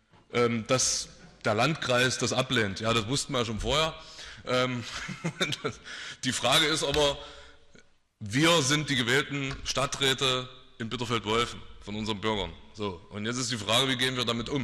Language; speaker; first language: German; native; German